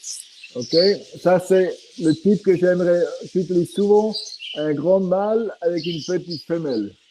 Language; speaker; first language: French; non-native, fluent; Swiss German